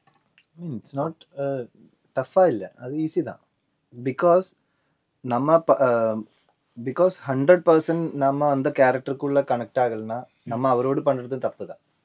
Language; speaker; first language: Tamil; non-native, learner; Malayalam